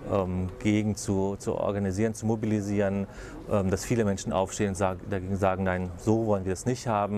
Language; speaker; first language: German; native; German